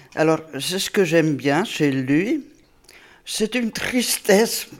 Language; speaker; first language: French; non-native, fluent; Finnish